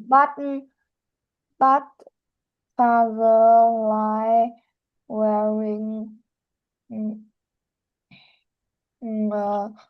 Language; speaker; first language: English; non-native, learner; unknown